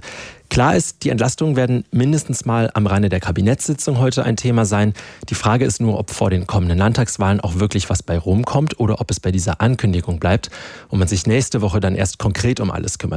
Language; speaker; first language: German; native; German